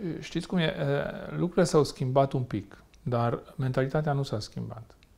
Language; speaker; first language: Romanian; non-native, local second language; Hungarian